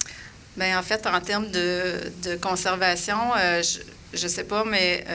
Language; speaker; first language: French; native; French